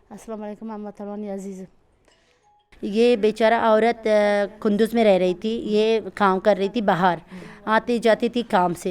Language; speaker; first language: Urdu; non-native, learner; Persian